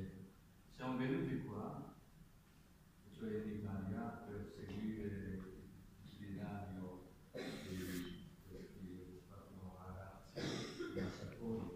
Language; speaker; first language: Italian; non-native, learner; Japanese